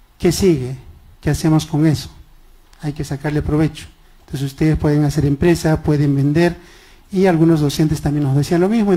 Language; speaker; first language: Spanish; non-native, local second language; Quechua